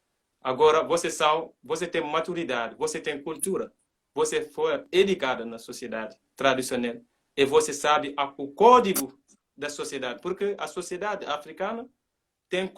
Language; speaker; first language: Portuguese; non-native, learner; Mandingo